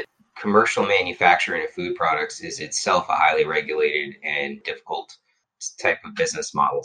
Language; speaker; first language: English; native; English